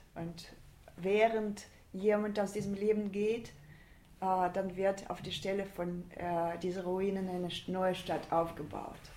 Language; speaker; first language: German; non-native, fluent; Russian